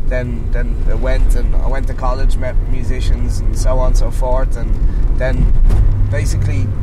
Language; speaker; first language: English; native; English